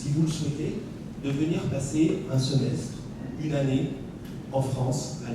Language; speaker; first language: French; native; French